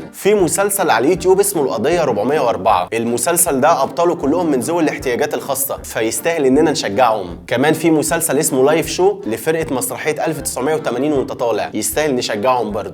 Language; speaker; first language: Arabic; native; Arabic